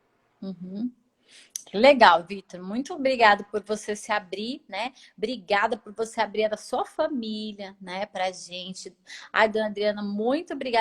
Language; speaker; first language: Portuguese; native; Portuguese